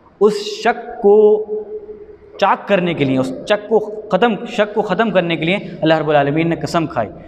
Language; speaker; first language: Urdu; native; Urdu